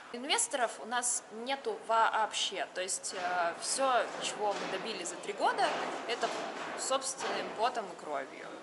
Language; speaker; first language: Russian; native; Russian